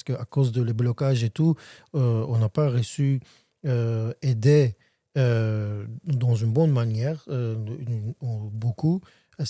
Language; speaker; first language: French; non-native, learner; Armenian